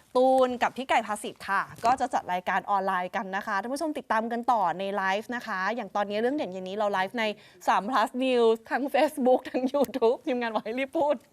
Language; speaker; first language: Thai; native; Thai